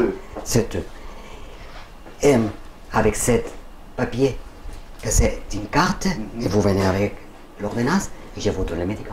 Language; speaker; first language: French; non-native, learner; Spanish